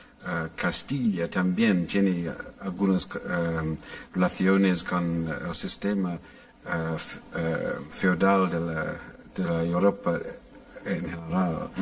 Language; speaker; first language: Spanish; non-native, fluent; English